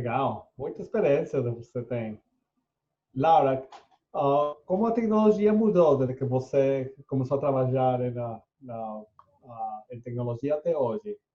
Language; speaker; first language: Portuguese; non-native, fluent; Spanish